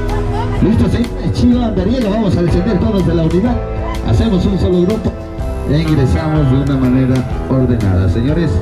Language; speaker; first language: Spanish; native; Spanish